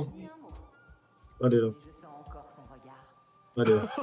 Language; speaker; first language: French; native; French